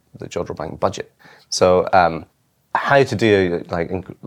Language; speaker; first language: English; native; English